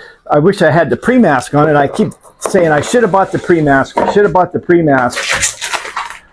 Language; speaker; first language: English; native; English